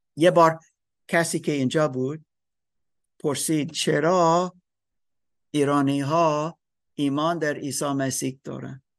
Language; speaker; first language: Persian; non-native, fluent; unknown